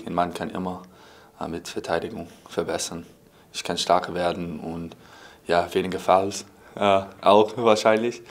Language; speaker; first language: German; non-native, fluent; English